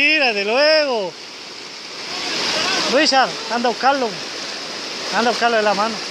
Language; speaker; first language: Spanish; native; Spanish